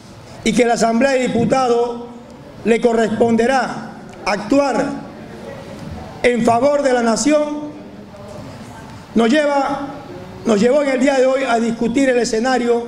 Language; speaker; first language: Spanish; native; Spanish